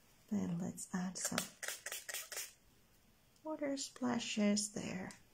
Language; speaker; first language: English; non-native, fluent; Finnish